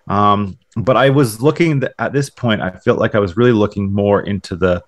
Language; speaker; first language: English; native; English